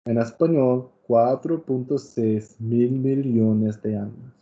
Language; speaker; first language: Spanish; non-native, learner; English